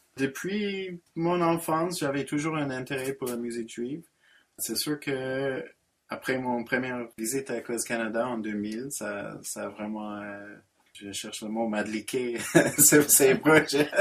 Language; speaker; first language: French; non-native, local second language; English